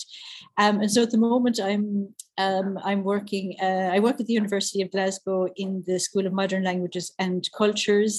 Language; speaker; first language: English; native; English